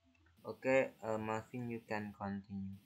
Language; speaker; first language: English; non-native, learner; Indonesian